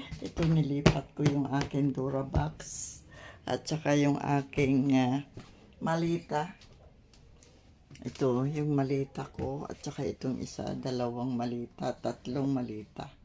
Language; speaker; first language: Filipino; non-native, local second language; Masbatenyo